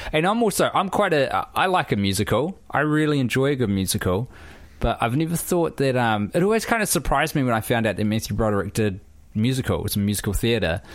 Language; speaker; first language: English; native; English